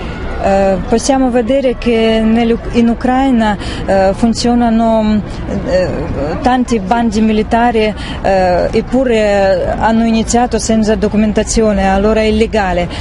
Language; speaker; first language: Italian; non-native, learner; Russian